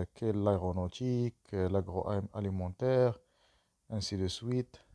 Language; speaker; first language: French; non-native, local second language; Arabic